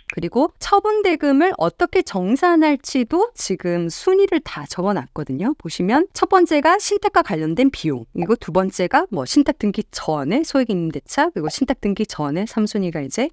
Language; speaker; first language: Korean; native; Korean